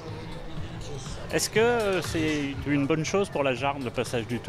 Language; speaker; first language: French; native; French